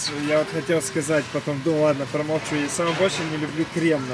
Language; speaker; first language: Russian; native; Russian